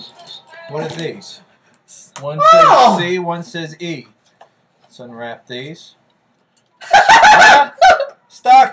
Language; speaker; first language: English; native; English